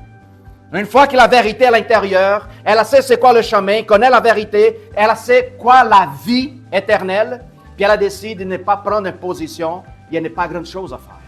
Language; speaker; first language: French; native; French